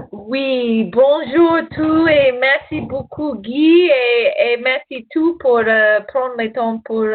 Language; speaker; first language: French; non-native, learner; English